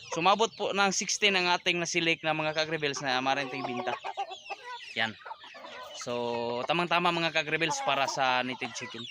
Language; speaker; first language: Filipino; non-native, local second language; Cebuano